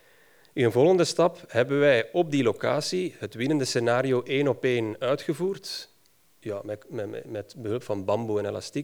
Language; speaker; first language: Dutch; native; Dutch